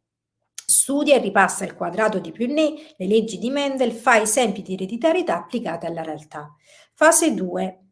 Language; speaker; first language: Italian; native; Italian